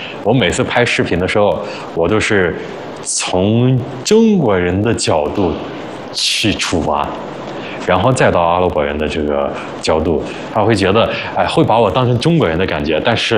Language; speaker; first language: Chinese; early bilingual, other home language; Arabic